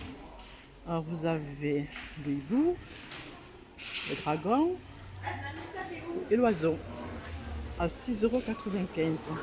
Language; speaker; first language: French; native; French